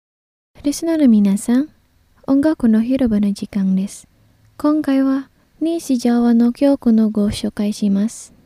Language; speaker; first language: Japanese; non-native, fluent; Indonesian